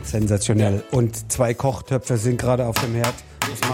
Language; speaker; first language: German; native; German